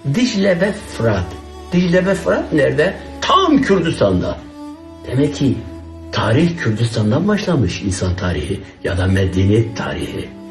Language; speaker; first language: Turkish; non-native, local second language; Kurdish